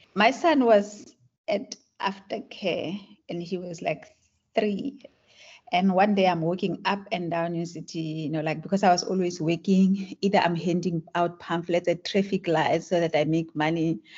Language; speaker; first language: English; non-native, local second language; Tswana